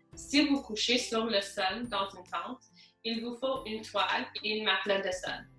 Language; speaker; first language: French; non-native, local second language; English